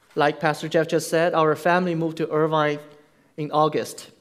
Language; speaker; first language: English; non-native, fluent; Chinese